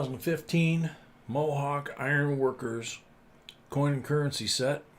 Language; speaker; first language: English; native; English